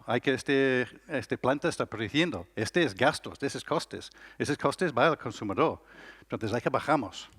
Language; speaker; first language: Spanish; non-native, learner; English